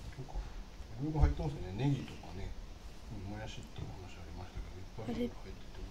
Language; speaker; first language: Japanese; native; Japanese